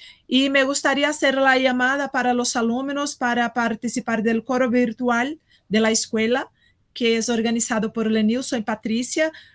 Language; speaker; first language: Spanish; non-native, fluent; Portuguese